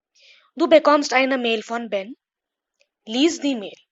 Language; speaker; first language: German; non-native, fluent; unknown